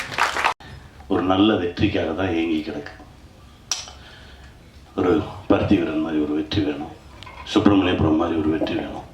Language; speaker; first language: Tamil; native; Tamil